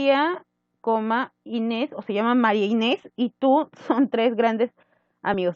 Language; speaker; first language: Spanish; native; Spanish